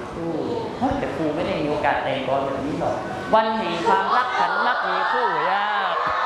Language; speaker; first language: Thai; native; Thai